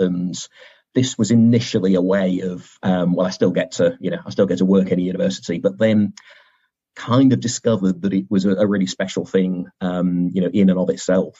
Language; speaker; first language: English; native; English